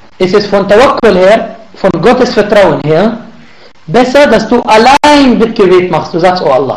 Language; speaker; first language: German; non-native, learner; Arabic